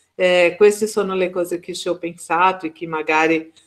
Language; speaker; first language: Italian; non-native, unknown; Portuguese